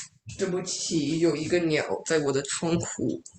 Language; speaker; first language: Chinese; early bilingual, other home language; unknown